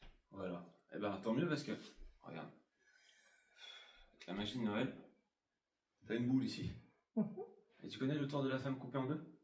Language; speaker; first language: French; native; French